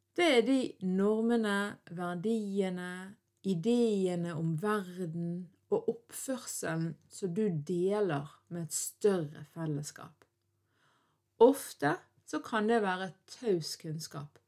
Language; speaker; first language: Norwegian; early bilingual, other home language; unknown